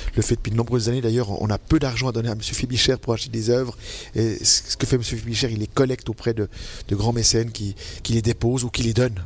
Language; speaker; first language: French; native; French